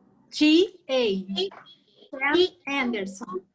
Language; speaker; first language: English; non-native, learner; Portuguese